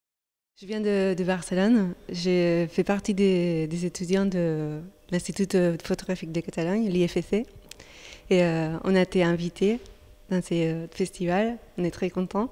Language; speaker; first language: French; non-native, fluent; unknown